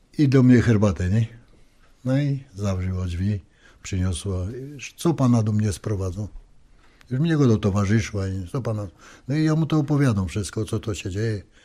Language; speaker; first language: Polish; native; Polish